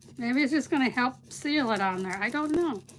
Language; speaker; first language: English; native; English